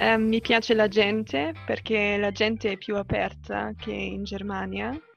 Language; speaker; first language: Italian; non-native, learner; German